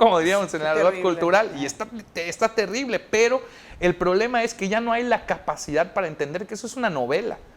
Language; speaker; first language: Spanish; native; Spanish